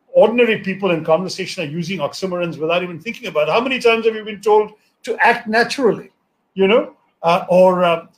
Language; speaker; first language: English; non-native, local second language; Malayalam